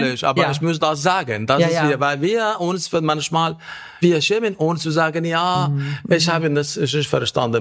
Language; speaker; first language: German; non-native, fluent; Arabic